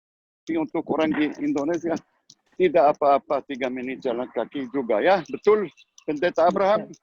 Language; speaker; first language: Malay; non-native, learner; Hebrew